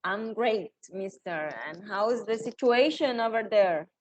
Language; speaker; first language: English; non-native, fluent; Spanish